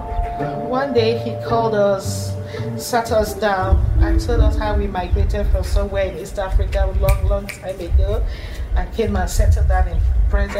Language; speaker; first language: English; non-native, local second language; Igbo